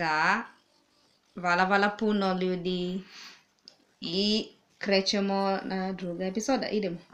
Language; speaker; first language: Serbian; non-native, learner; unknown